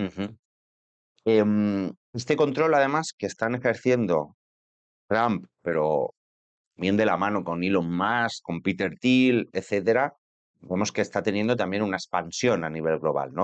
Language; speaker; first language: Spanish; native; Spanish